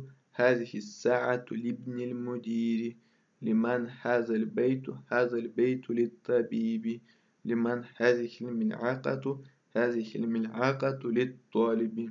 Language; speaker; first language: Arabic; non-native, fluent; Russian